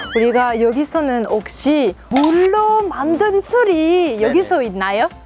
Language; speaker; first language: Korean; non-native, learner; French